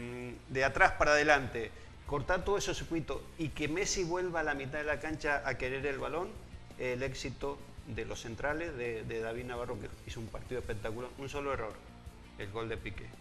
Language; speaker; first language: Spanish; native; Spanish